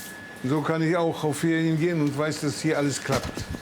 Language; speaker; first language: German; early bilingual, heritage; German